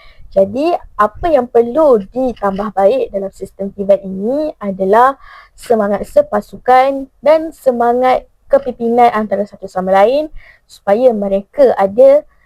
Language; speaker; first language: Malay; native; Malay